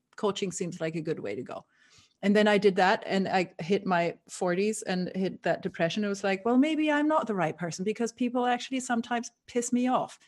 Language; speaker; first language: English; non-native, fluent; German